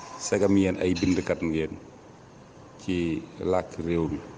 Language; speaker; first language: Wolof; non-native, local second language; Bambara